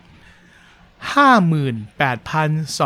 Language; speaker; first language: Chinese; early bilingual, heritage; Chinese